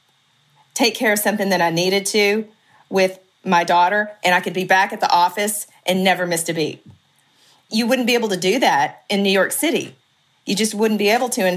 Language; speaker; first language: English; native; English